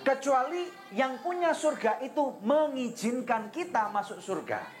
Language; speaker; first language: Indonesian; native; Indonesian